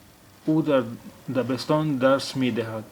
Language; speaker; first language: Persian; non-native, fluent; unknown